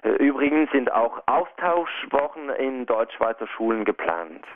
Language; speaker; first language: German; non-native, local second language; French